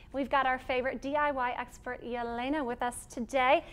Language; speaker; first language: English; native; English